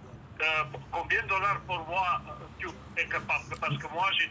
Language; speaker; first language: French; non-native, learner; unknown